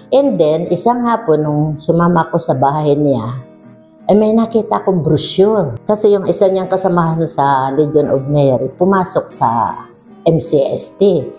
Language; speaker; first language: Filipino; non-native, local second language; Bikol